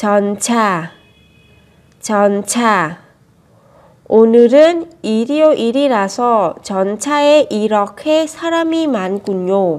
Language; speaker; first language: Korean; non-native, fluent; Vietnamese